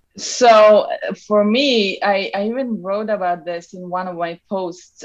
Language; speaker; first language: English; non-native, fluent; Serbian